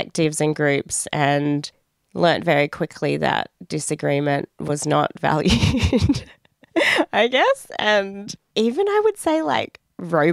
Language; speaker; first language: English; native; English